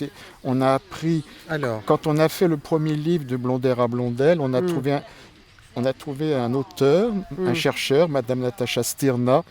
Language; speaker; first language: French; native; French